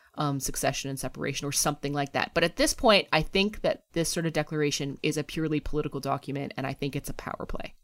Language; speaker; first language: English; native; English